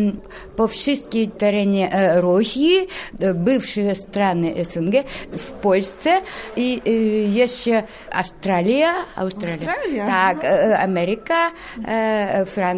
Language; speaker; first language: Polish; non-native, learner; Russian